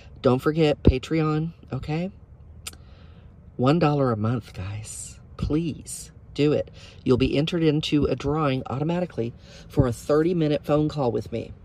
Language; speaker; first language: English; native; English